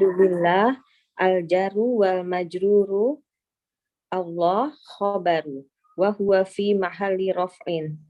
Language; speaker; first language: Arabic; non-native, learner; Indonesian